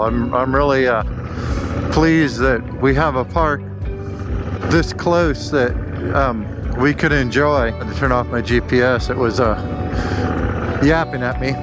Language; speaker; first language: English; native; English